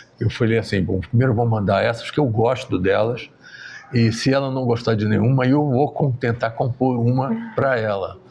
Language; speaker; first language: Portuguese; native; Portuguese